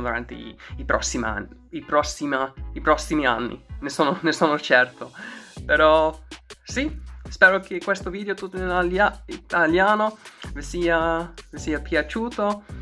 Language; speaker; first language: Italian; non-native, learner; English